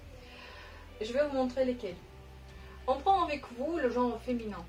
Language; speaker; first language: French; non-native, fluent; Russian